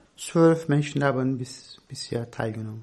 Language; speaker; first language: German; non-native, fluent; Turkish